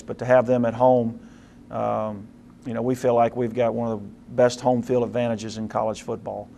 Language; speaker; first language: English; native; English